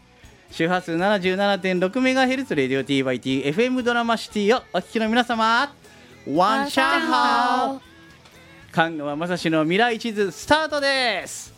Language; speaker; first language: Japanese; native; Japanese